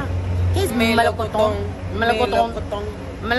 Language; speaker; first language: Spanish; non-native, learner; Turkish